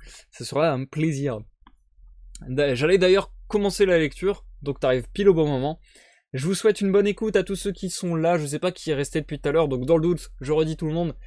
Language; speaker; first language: French; native; French